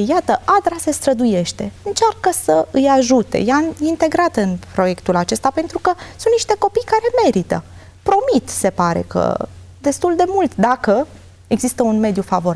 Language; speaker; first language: Romanian; native; Romanian